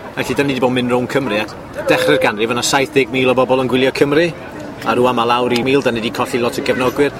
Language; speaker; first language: Welsh; native; Welsh